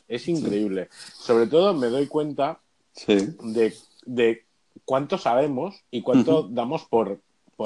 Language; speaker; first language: Spanish; native; Spanish